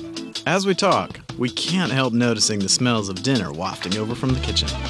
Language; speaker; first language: English; native; English